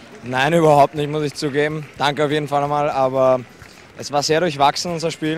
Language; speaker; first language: German; native; German